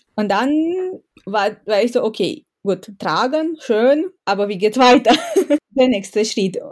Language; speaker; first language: German; non-native, fluent; Romanian